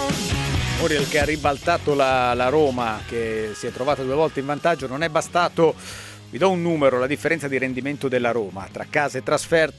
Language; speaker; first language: Italian; native; Italian